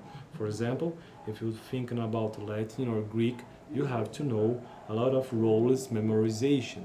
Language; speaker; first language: English; non-native, learner; Portuguese